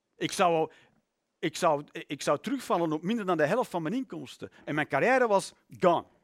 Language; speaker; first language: Dutch; native; Dutch